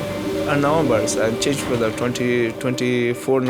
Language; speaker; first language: English; non-native, learner; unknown